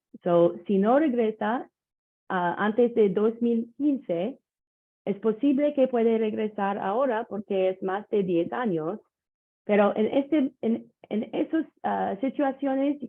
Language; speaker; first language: Spanish; non-native, learner; English